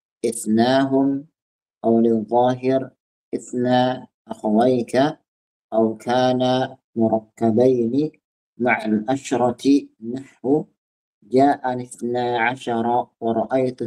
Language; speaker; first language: Arabic; non-native, fluent; Indonesian